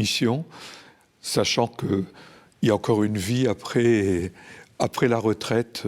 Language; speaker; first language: French; native; French